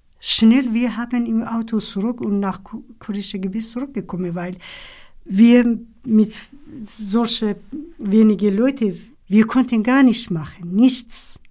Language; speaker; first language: German; non-native, learner; Kurdish